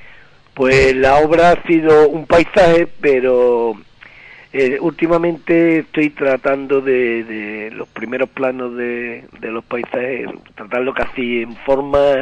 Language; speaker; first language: Spanish; native; Spanish